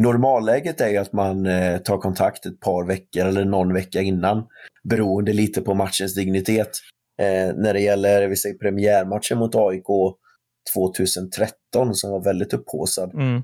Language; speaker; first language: Swedish; native; Swedish